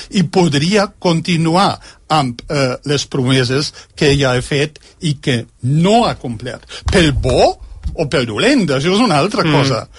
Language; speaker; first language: Catalan; non-native, fluent; German